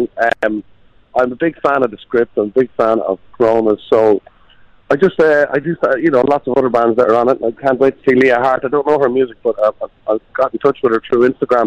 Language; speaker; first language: English; native; English